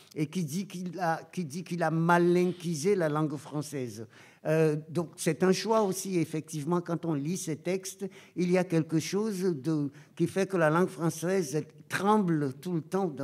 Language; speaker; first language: French; non-native, local second language; Ewe